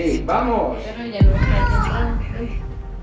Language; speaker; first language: Spanish; native; Spanish